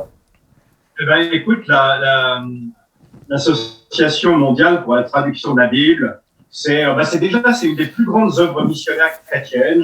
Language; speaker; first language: French; native; French